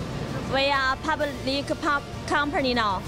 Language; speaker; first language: English; non-native, learner; Chinese